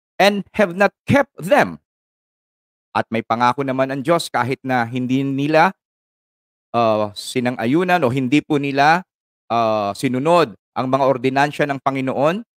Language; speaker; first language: Filipino; non-native, local second language; Iloko